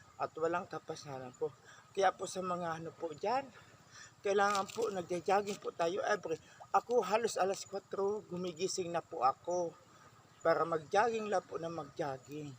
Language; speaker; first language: Filipino; non-native, local second language; Bikol